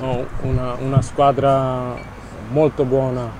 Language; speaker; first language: Italian; non-native, learner; Dutch